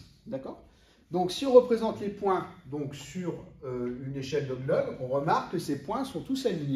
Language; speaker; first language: French; native; French